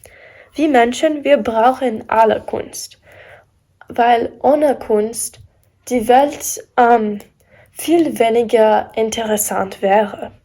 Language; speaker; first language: German; non-native, learner; English